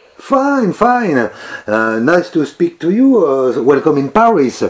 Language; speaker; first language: English; non-native, learner; French